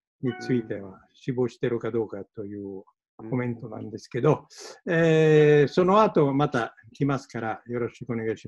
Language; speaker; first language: Japanese; non-native, fluent; Italian